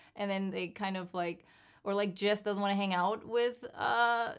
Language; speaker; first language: English; non-native, fluent; German